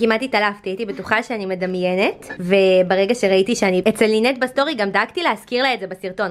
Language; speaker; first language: Hebrew; native; Hebrew